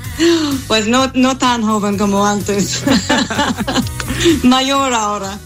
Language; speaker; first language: Spanish; non-native, fluent; English